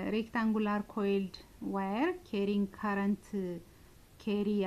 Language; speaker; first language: English; non-native, local second language; Amharic